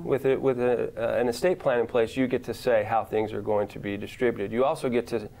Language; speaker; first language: English; native; English